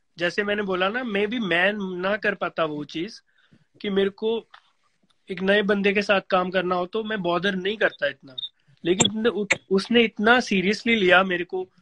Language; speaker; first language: Hindi; non-native, local second language; Punjabi